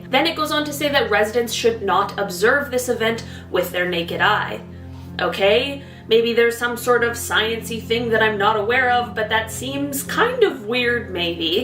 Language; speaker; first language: English; native; English